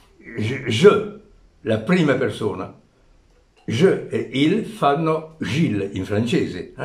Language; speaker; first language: Italian; early bilingual, heritage; Italian